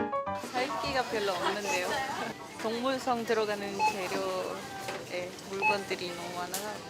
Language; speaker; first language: Korean; non-native, fluent; Malay